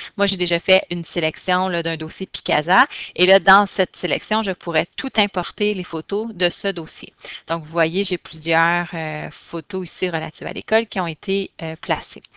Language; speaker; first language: French; native; French